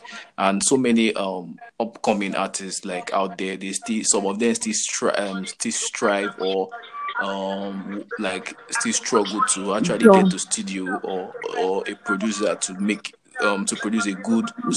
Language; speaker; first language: English; non-native, local second language; Yoruba